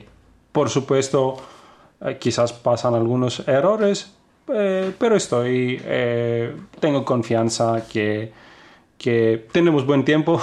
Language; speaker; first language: Spanish; non-native, fluent; Greek